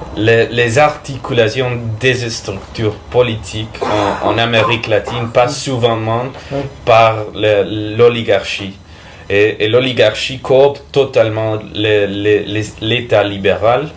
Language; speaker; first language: French; non-native, fluent; Spanish